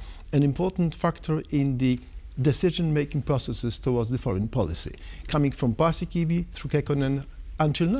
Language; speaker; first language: English; non-native, fluent; Polish